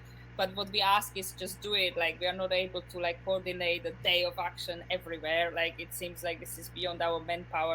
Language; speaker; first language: English; non-native, fluent; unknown